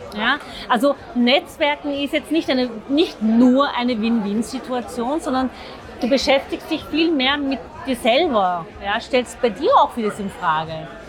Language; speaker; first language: German; early bilingual, other home language; Zaza